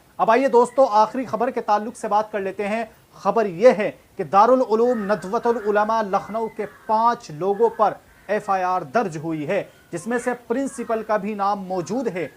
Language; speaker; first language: Urdu; native; Urdu